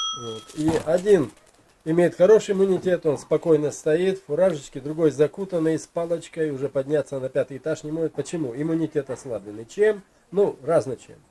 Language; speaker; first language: Russian; native; Russian